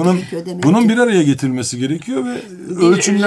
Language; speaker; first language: Turkish; native; Turkish